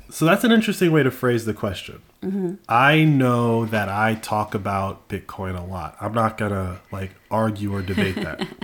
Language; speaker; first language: English; native; English